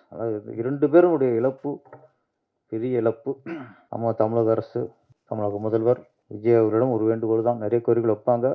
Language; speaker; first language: Tamil; native; Tamil